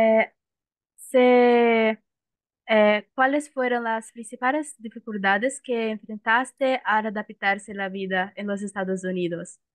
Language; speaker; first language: Spanish; non-native, learner; Portuguese